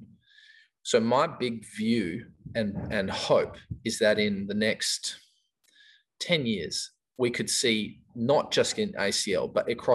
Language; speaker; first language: English; native; English